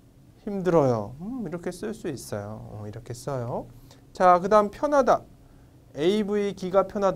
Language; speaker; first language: Korean; non-native, fluent; Vietnamese